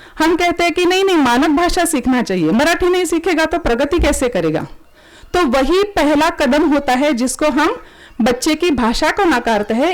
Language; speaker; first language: Hindi; non-native, local second language; Marathi